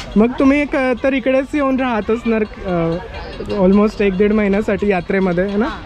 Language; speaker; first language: Marathi; native; Marathi